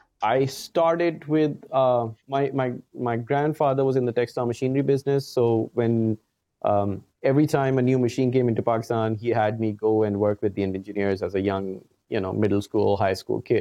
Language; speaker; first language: English; non-native, local second language; Urdu